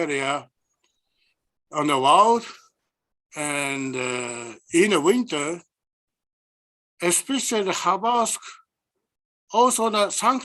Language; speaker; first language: English; non-native, learner; Japanese